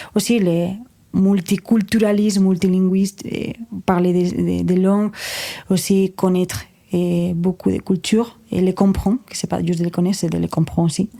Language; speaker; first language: French; non-native, fluent; Spanish